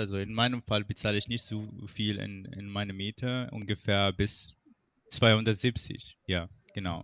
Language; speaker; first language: German; non-native, fluent; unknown